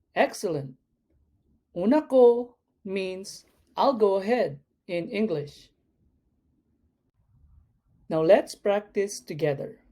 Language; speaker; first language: English; non-native, local second language; Cebuano